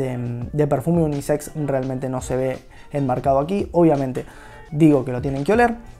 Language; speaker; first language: Spanish; native; Spanish